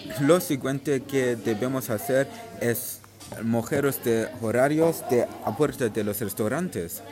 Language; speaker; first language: Spanish; non-native, learner; German